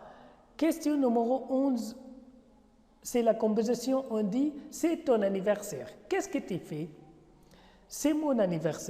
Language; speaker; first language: French; non-native, fluent; Arabic